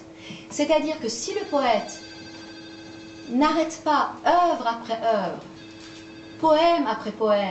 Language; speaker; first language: French; native; French